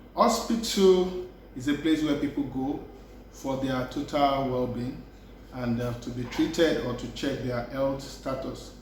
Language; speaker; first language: English; non-native, local second language; Yoruba